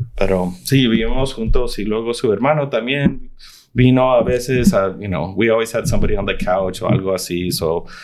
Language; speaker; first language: Spanish; early bilingual, heritage; Spanish